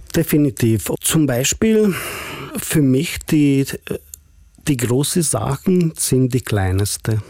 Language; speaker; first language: German; non-native, fluent; Hungarian